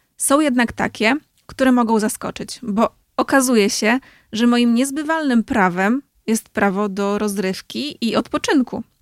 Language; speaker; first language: Polish; native; Polish